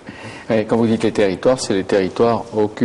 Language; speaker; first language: French; native; French